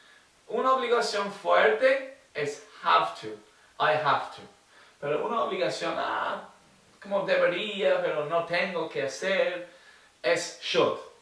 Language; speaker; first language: Spanish; non-native, learner; English